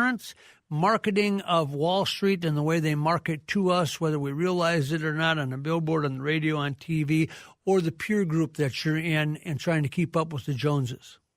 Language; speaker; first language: English; native; English